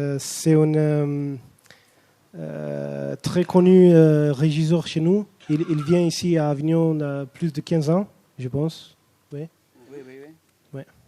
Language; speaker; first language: French; non-native, fluent; Romanian